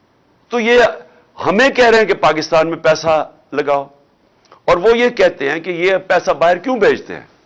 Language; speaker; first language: Urdu; native; Urdu